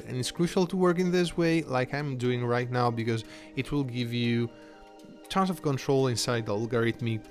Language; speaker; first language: English; non-native, fluent; Italian